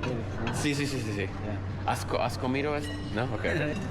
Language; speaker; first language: Spanish; non-native, learner; English